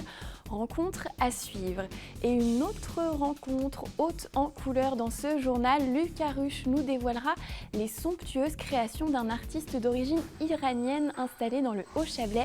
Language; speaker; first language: French; native; French